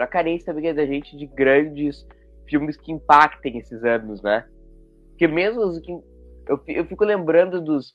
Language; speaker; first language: Portuguese; native; Portuguese